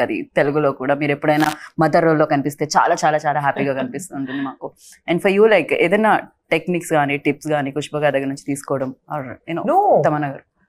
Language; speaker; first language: Telugu; native; Telugu